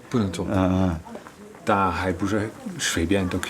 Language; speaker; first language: Chinese; non-native, fluent; Dutch